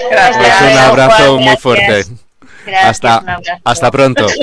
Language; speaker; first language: Spanish; native; Spanish